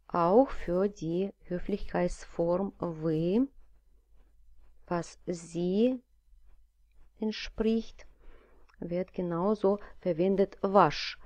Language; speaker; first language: German; non-native, fluent; Russian